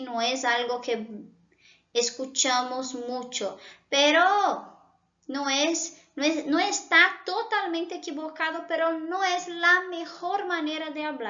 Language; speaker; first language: Spanish; non-native, fluent; Portuguese